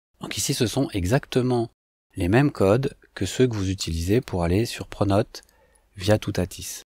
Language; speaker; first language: French; native; French